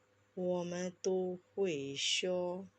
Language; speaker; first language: Chinese; non-native, fluent; Burmese